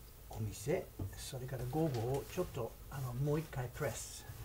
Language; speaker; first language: Japanese; non-native, fluent; English